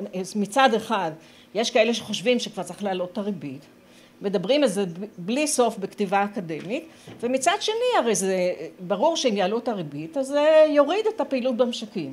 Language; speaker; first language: Hebrew; native; Hebrew